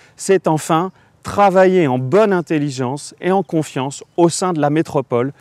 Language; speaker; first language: French; native; French